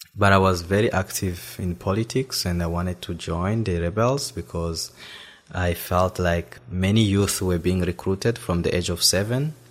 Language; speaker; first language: English; non-native, fluent; Rundi